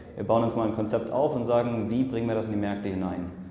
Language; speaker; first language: German; native; German